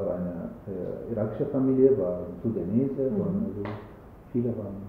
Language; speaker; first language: German; non-native, learner; Arabic